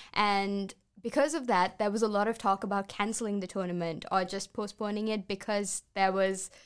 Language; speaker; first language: English; non-native, local second language; Sinhala